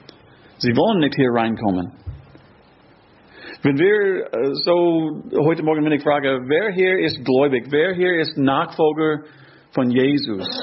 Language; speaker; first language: German; non-native, fluent; English